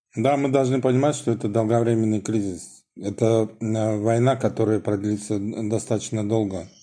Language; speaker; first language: Russian; non-native, local second language; Tajik